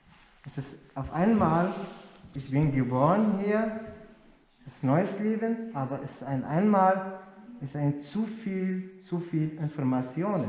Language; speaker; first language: German; non-native, learner; Arabic